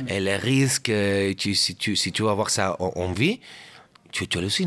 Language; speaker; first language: French; non-native, learner; Catalan